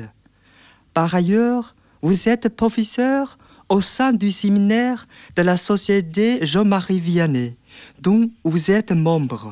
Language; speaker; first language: French; non-native, fluent; Chinese